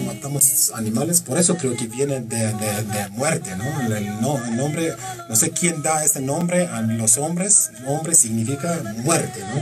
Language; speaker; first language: Spanish; non-native, learner; Kurdish